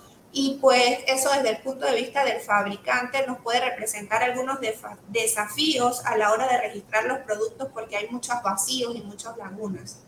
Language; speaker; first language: Spanish; native; Spanish